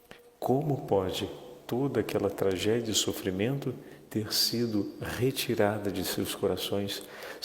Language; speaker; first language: Portuguese; native; Portuguese